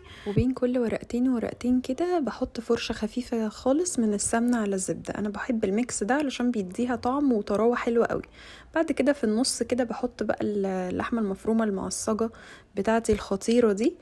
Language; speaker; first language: Arabic; native; Arabic